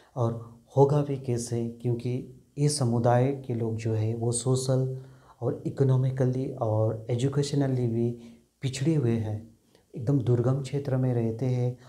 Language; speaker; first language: Hindi; non-native, local second language; Nepali